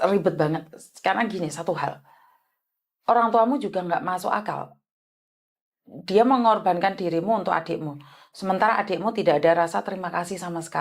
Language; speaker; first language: Malay; native; Malay